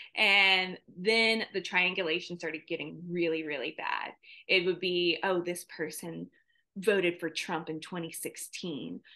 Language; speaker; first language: English; native; English